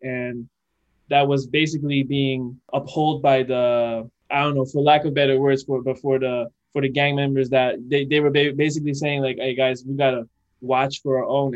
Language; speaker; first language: English; non-native, fluent; Dutch